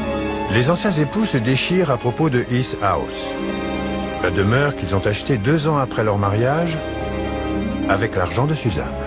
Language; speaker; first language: French; native; French